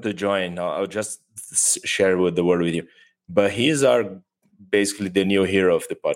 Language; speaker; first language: English; non-native, fluent; Portuguese